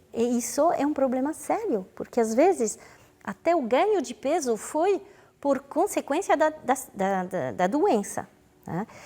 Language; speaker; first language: Portuguese; non-native, fluent; French